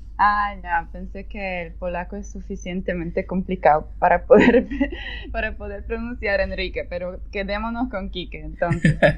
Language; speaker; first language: Spanish; non-native, fluent; Polish